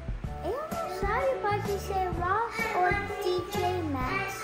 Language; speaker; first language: Portuguese; early bilingual, heritage; Portuguese